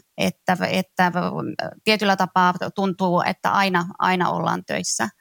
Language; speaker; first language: Finnish; native; Finnish